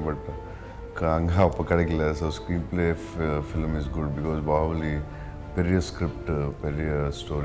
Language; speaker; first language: Tamil; non-native, local second language; Telugu